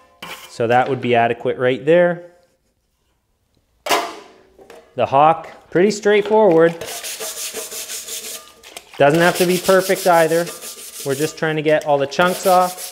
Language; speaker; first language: English; native; English